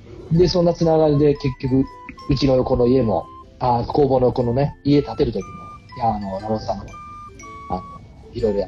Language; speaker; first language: Japanese; native; Japanese